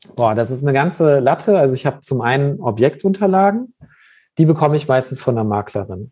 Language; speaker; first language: German; native; German